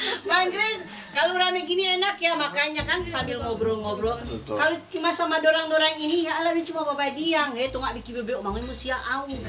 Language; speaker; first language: Indonesian; native; Indonesian